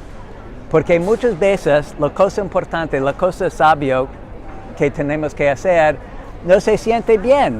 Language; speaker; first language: Spanish; non-native, learner; English